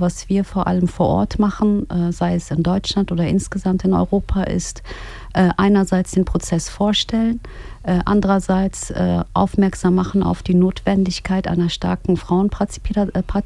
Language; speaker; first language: German; early bilingual, other home language; Kurdish